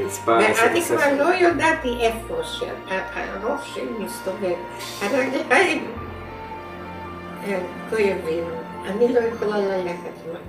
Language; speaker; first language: Hebrew; non-native, learner; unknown